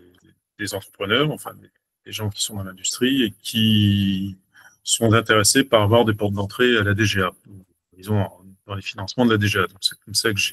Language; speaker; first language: French; native; French